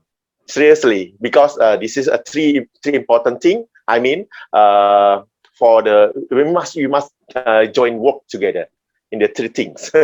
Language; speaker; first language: English; non-native, learner; Indonesian